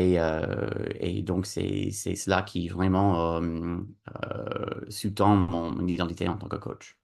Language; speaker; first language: French; non-native, fluent; English